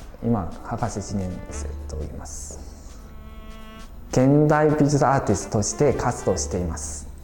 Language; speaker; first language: Japanese; non-native, fluent; Chinese